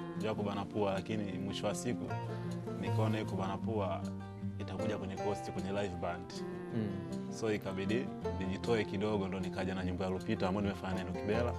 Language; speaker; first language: Swahili; native; Swahili